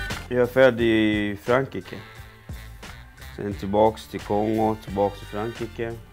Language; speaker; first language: Swedish; non-native, fluent; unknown